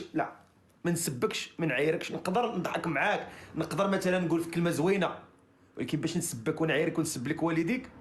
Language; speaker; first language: Arabic; native; Arabic